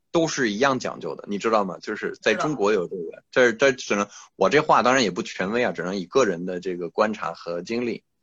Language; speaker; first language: Chinese; non-native, fluent; French